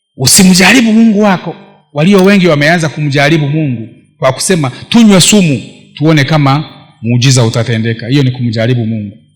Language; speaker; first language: Swahili; non-native, local second language; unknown